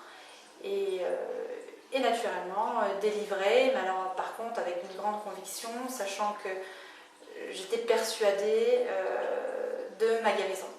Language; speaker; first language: French; native; French